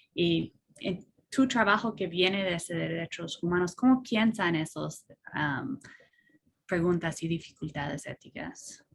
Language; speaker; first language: Spanish; non-native, fluent; English